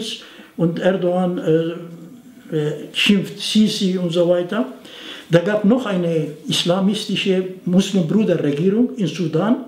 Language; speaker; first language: German; non-native, fluent; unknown